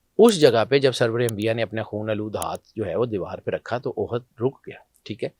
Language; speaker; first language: Urdu; non-native, local second language; Punjabi